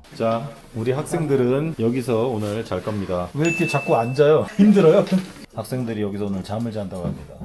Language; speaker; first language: Korean; native; Korean